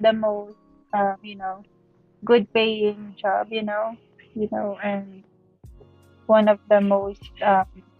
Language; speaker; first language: English; non-native, local second language; Filipino